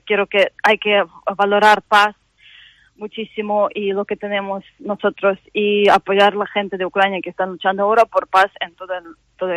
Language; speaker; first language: Spanish; non-native, fluent; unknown